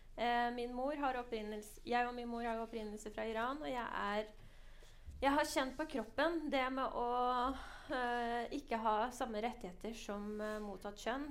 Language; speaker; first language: Norwegian; early bilingual, other home language; Persian